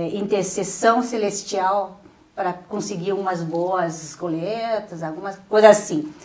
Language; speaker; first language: Portuguese; non-native, fluent; Chinese